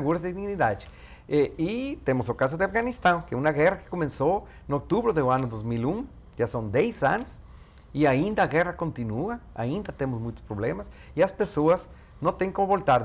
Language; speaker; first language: Portuguese; non-native, fluent; Spanish